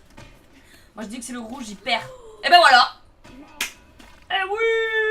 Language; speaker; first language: French; native; French